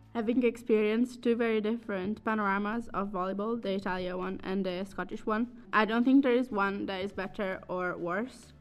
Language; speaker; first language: English; non-native, fluent; Italian